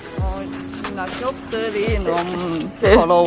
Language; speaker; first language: Korean; non-native, learner; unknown